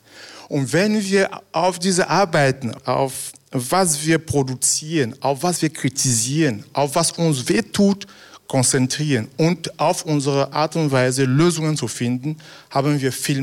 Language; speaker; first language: German; non-native, fluent; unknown